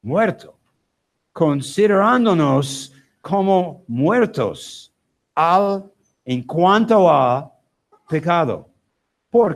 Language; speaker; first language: Spanish; non-native, learner; English